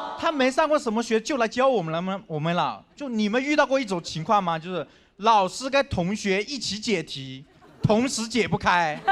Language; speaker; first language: Chinese; non-native, local second language; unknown